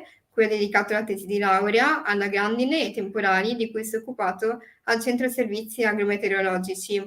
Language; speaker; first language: Italian; native; Italian